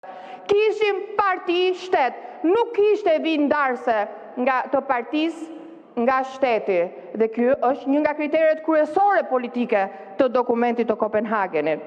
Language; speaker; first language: Albanian; native; Albanian